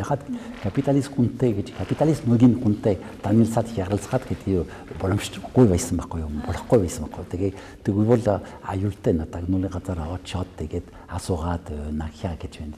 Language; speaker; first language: Mongolian; non-native, fluent; French